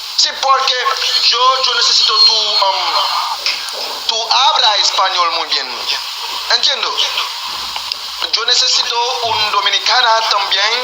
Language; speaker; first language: Spanish; non-native, learner; Haitian Creole